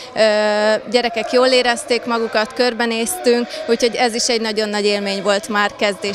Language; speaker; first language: Hungarian; native; Hungarian